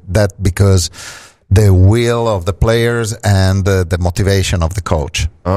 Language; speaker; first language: English; non-native, fluent; Italian